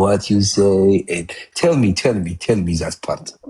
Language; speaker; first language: English; non-native, fluent; Amharic